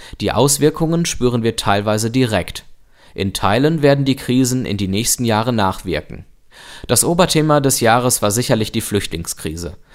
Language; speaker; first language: German; native; German